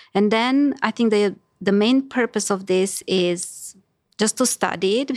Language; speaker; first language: English; non-native, fluent; Romanian